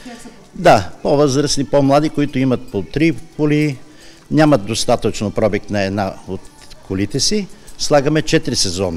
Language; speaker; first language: Bulgarian; native; Bulgarian